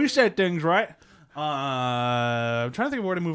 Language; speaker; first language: English; native; English